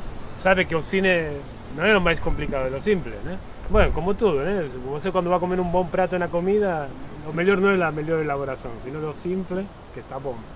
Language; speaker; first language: Portuguese; non-native, fluent; Spanish